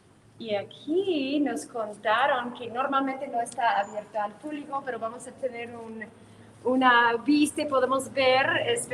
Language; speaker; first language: Spanish; non-native, fluent; English